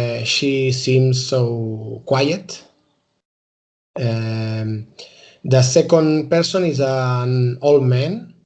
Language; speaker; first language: English; non-native, learner; Spanish